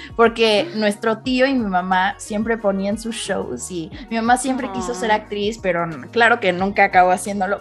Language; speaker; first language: Spanish; early bilingual, heritage; Spanish